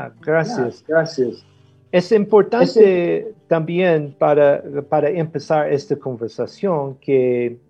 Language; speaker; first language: Spanish; non-native, fluent; English